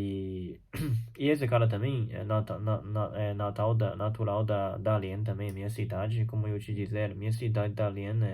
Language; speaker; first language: Portuguese; non-native, fluent; Chinese